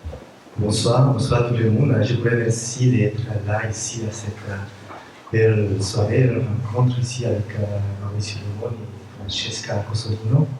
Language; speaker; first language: French; non-native, fluent; Spanish